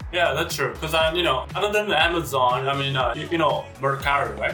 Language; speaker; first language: English; non-native, fluent; Japanese